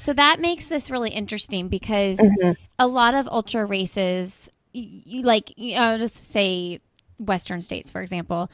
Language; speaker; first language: English; native; English